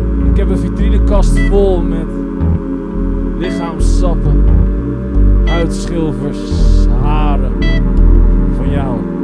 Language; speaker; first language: Dutch; native; Dutch